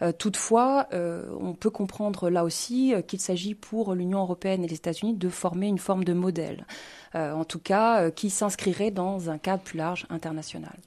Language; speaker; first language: French; native; French